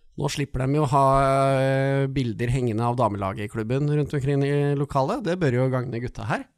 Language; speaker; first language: Norwegian; native; Norwegian